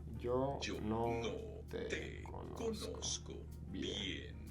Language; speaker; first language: Spanish; non-native, fluent; English